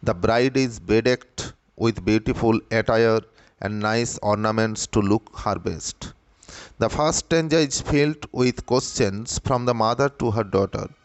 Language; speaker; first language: English; non-native, local second language; Bangla